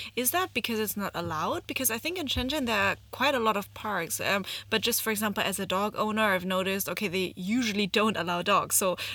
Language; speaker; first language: English; non-native, fluent; German